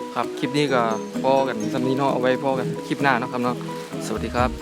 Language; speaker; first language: Thai; non-native, local second language; Northeastern Thai